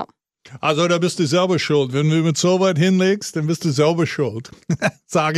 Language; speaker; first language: German; non-native, fluent; English